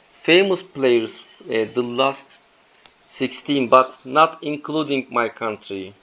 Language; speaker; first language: English; non-native, learner; Turkish